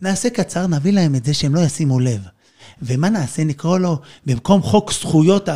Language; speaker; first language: Hebrew; native; Hebrew